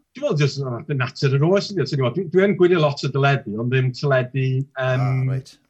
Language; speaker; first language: Welsh; native; Welsh